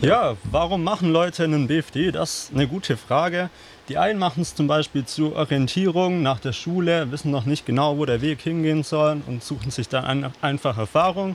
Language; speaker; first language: German; native; German